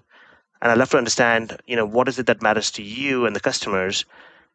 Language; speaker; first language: English; non-native, local second language; Hindi